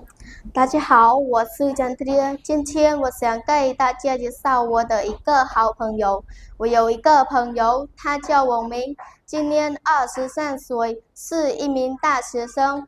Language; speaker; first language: Chinese; non-native, learner; Khmer